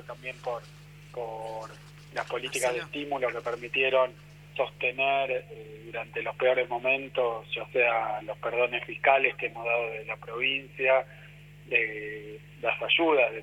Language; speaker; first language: Spanish; native; Spanish